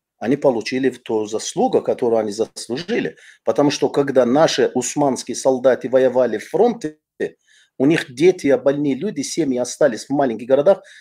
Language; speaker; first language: Russian; non-native, fluent; Azerbaijani